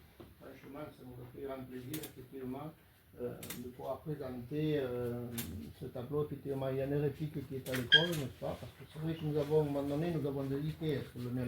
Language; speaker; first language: French; native; French